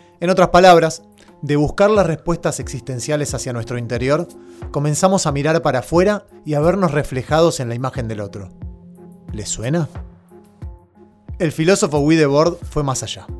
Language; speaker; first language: Spanish; native; Spanish